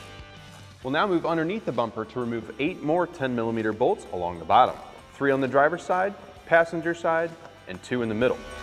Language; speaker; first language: English; native; English